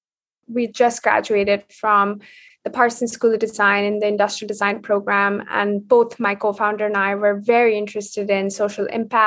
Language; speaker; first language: English; non-native, local second language; Hindi